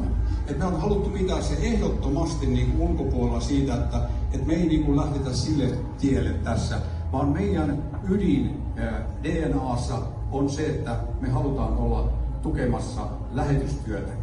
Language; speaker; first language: Finnish; native; Finnish